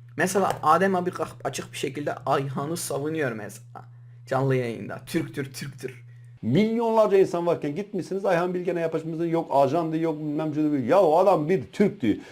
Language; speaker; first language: Turkish; native; Turkish